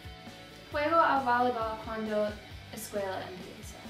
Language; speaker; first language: Spanish; non-native, learner; English